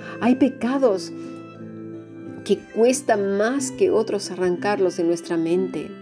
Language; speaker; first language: Spanish; native; Spanish